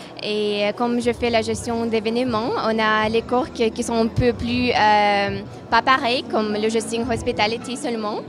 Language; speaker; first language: French; non-native, fluent; Russian